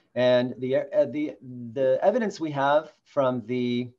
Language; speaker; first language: English; native; English